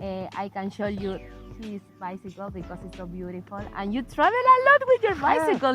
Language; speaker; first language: English; non-native, learner; Spanish